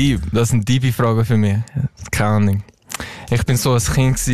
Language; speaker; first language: Swiss German; non-native, local second language; English